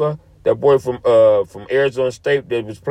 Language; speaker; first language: English; native; English